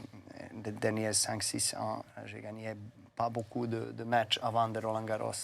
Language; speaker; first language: French; non-native, fluent; Serbian